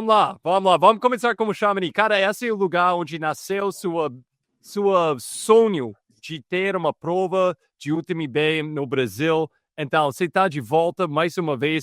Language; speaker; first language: Portuguese; non-native, fluent; English